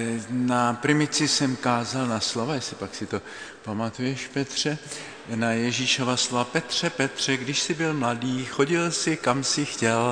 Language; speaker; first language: Czech; native; Czech